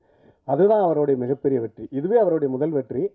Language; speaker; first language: Tamil; native; Tamil